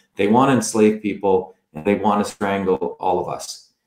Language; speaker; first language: English; non-native, local second language; Tamil